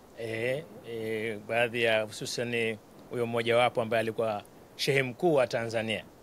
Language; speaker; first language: Swahili; native; Swahili